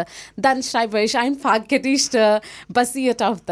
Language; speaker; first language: German; non-native, learner; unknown